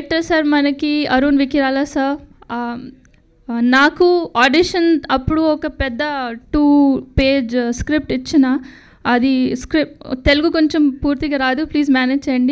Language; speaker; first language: Telugu; non-native, learner; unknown